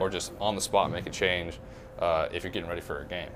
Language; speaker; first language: English; native; English